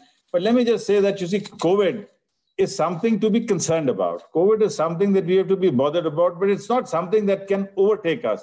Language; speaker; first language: English; non-native, local second language; Punjabi